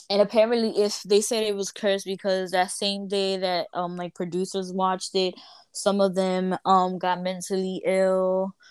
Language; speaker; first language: English; early bilingual, other home language; Spanish